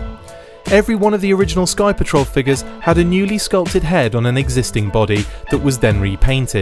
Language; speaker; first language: English; native; English